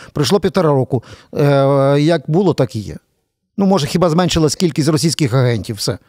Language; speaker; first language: Ukrainian; native; Ukrainian